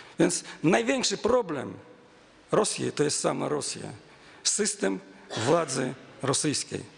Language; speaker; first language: Polish; non-native, fluent; Russian